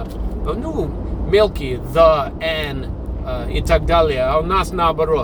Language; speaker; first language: Russian; non-native, fluent; English